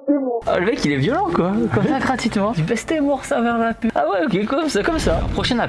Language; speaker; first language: French; native; French